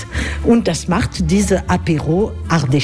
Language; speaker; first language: German; non-native, learner; French